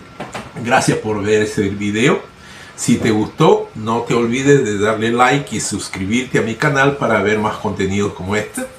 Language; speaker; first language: Spanish; non-native, fluent; Portuguese